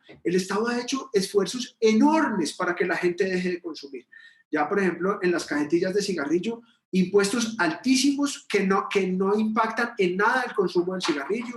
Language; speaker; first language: Spanish; native; Spanish